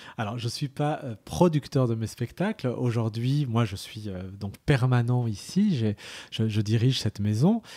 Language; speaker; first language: French; early bilingual, other home language; Arabic